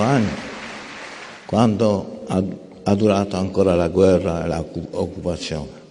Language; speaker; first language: Italian; non-native, fluent; Polish